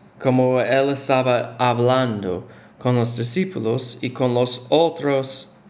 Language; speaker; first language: Spanish; non-native, fluent; English